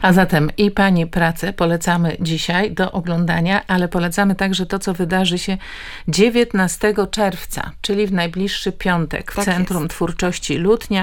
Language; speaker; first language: Polish; native; Polish